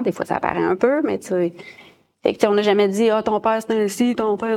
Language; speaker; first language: French; native; French